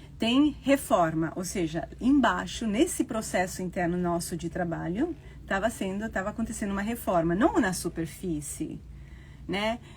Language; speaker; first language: Portuguese; non-native, fluent; Italian